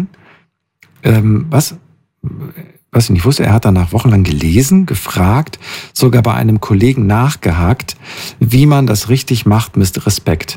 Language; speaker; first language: German; native; German